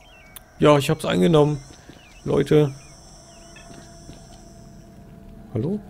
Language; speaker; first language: German; native; German